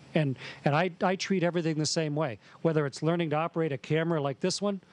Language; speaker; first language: English; native; English